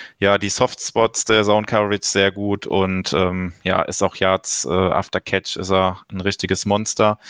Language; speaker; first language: German; native; German